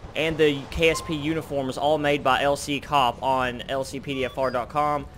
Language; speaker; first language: English; native; English